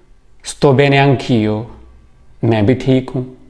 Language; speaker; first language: Italian; non-native, fluent; Urdu